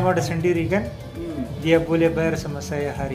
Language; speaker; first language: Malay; non-native, fluent; Urdu